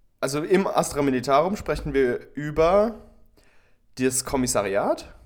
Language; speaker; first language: German; native; German